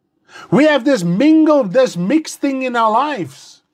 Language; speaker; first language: English; non-native, local second language; Afrikaans